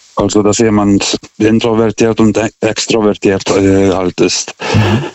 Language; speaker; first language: German; non-native, fluent; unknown